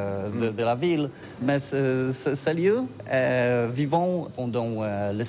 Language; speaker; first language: French; non-native, learner; Polish